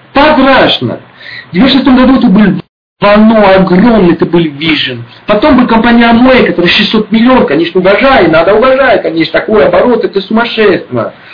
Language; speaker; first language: Russian; non-native, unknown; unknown